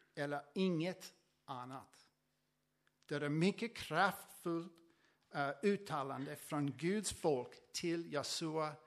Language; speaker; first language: Swedish; non-native, fluent; English